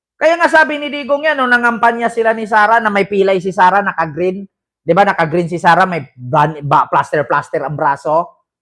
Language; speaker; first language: Filipino; non-native, local second language; Cebuano